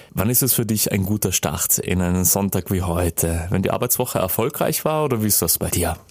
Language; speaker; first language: German; native; German